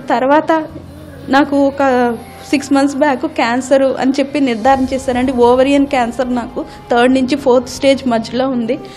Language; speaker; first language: Telugu; native; Telugu